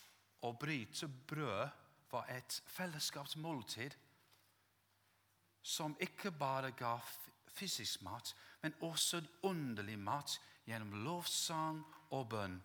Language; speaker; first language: Norwegian; non-native, fluent; English